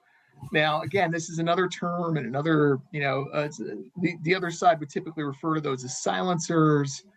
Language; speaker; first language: English; native; English